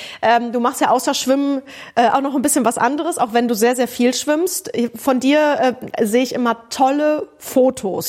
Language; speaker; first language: German; native; German